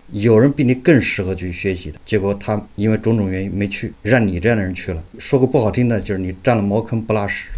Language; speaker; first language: Chinese; native; Chinese